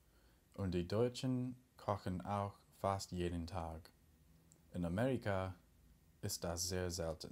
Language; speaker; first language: German; non-native, learner; English